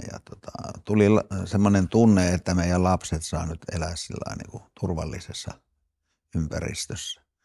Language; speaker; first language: Finnish; native; Finnish